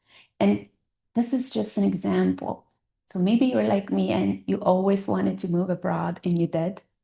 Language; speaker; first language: English; non-native, fluent; Italian